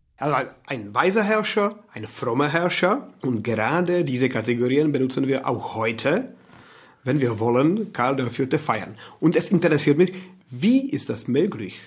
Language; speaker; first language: German; non-native, fluent; Czech